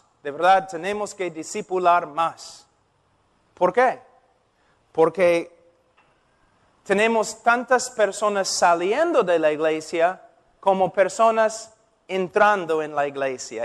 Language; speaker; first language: Spanish; non-native, fluent; English